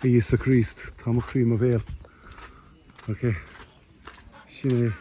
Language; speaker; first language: Irish; non-native, learner; English